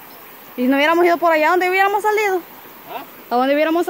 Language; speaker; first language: Spanish; native; Spanish